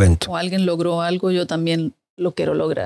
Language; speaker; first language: Spanish; native; Spanish